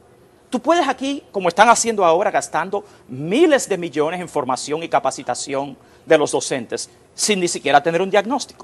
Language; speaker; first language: Spanish; native; Spanish